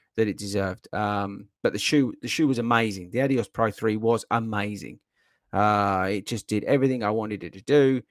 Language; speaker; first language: English; native; English